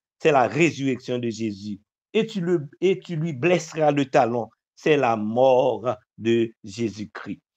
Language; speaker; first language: French; non-native, local second language; Haitian Creole